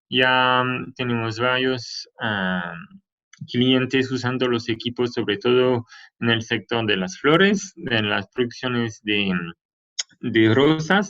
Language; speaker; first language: Spanish; non-native, fluent; French